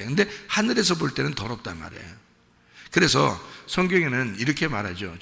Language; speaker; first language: Korean; native; Korean